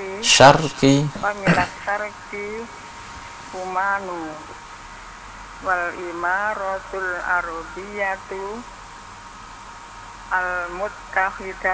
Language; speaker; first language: Arabic; non-native, learner; Indonesian